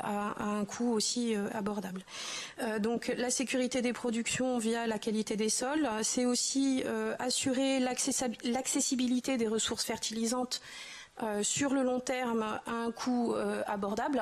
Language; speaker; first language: French; native; French